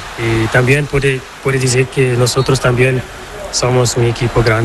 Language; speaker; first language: Spanish; non-native, fluent; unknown